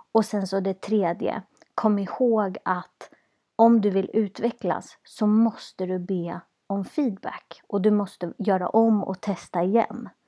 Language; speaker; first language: Swedish; native; Swedish